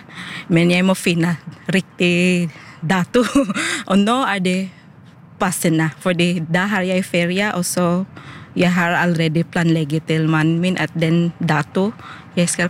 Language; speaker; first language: Norwegian; non-native, learner; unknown